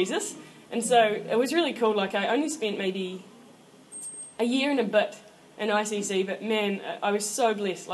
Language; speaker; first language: English; native; English